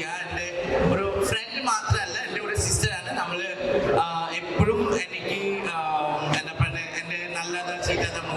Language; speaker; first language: Malayalam; non-native, learner; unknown